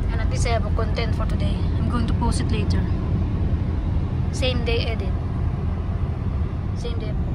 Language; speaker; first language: English; non-native, local second language; Filipino